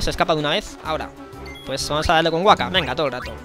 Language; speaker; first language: Spanish; native; Spanish